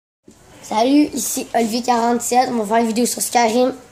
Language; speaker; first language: French; native; French